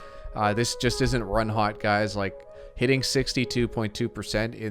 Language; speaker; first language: English; native; English